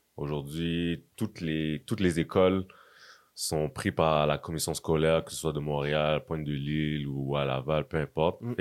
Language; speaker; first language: French; native; French